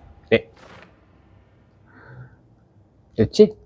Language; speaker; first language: Korean; non-native, learner; Indonesian